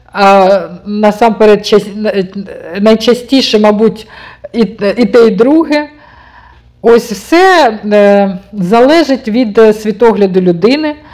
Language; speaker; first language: Ukrainian; non-native, local second language; Russian